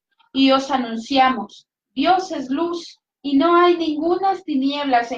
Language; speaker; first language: Spanish; native; Spanish